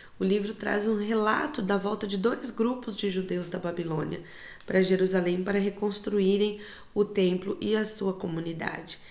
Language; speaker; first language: Portuguese; native; Portuguese